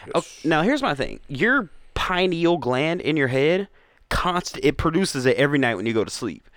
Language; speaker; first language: English; native; English